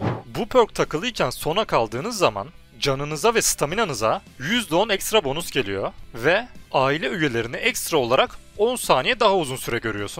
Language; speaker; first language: Turkish; native; Turkish